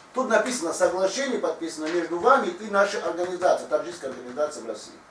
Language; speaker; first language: Russian; non-native, fluent; Tajik